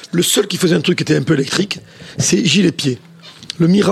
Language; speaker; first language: French; native; French